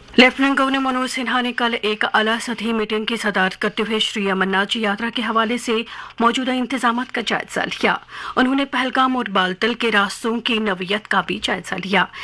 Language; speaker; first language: Urdu; non-native, local second language; Kashmiri